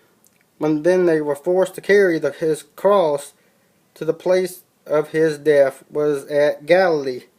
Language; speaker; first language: English; native; English